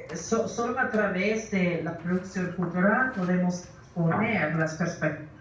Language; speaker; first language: Spanish; early bilingual, other home language; English